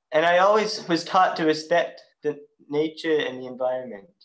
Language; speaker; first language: English; native; English